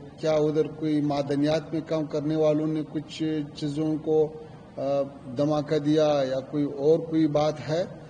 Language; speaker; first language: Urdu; non-native, fluent; Pashto